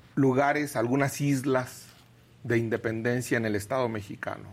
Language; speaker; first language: Spanish; native; Spanish